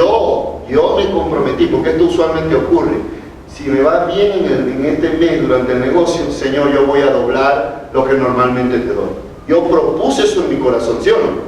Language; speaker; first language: Spanish; native; Spanish